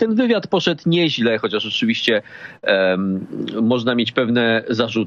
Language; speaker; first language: Polish; native; Polish